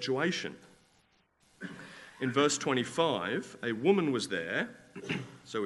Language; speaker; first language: English; native; English